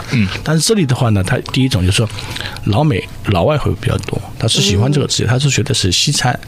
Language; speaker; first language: Chinese; native; Chinese